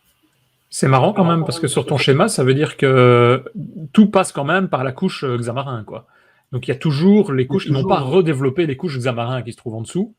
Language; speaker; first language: French; native; French